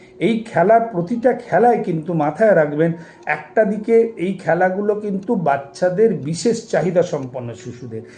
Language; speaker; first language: Bangla; native; Bangla